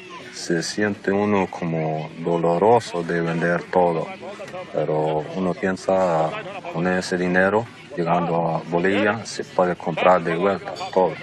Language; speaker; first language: Spanish; non-native, local second language; Plautdietsch